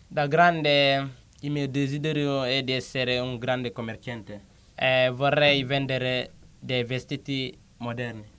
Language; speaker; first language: Italian; non-native, learner; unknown